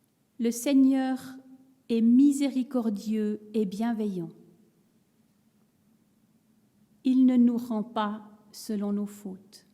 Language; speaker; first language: French; native; French